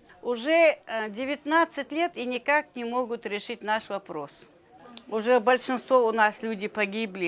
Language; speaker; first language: Russian; non-native, local second language; Ingush